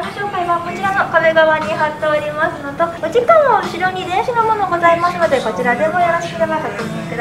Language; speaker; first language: Japanese; native; Japanese